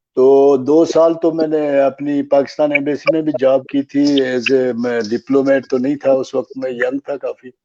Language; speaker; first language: Urdu; native; Urdu